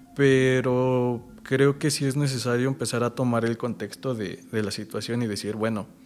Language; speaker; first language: Spanish; native; Spanish